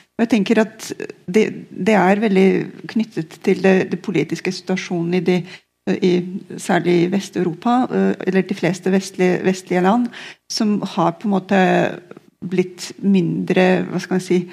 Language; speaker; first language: Norwegian; non-native, fluent; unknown